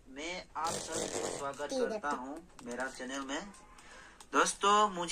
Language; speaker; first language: Hindi; non-native, local second language; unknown